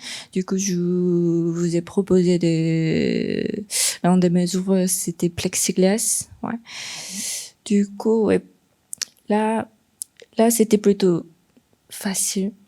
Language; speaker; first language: French; non-native, fluent; Korean